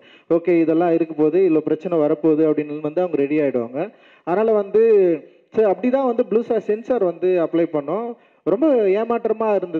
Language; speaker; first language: Tamil; native; Tamil